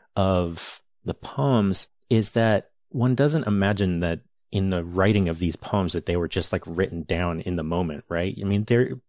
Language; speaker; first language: English; native; English